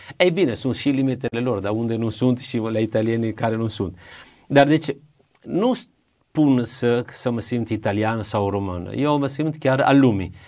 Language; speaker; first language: Romanian; non-native, fluent; Italian